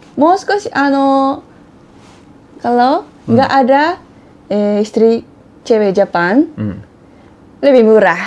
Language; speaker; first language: Indonesian; non-native, learner; Japanese